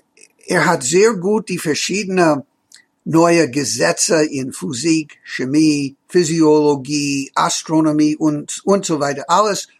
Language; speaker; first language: German; non-native, fluent; English